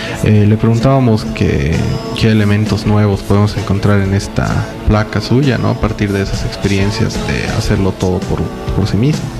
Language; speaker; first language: Spanish; native; Spanish